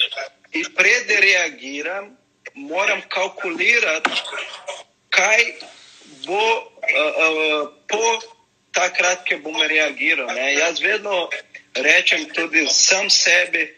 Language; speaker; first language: Slovenian; non-native, learner; Portuguese